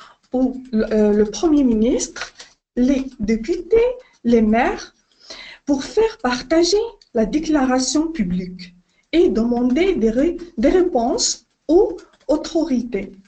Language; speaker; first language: French; non-native, learner; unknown